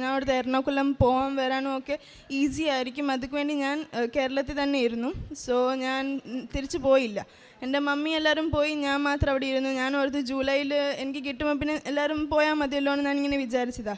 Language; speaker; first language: Malayalam; early bilingual, heritage; Malayalam